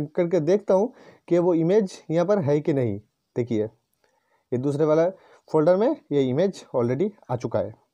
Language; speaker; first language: Hindi; non-native, local second language; Bangla